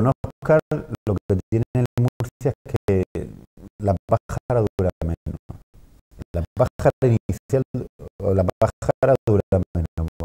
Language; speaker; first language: Spanish; native; Spanish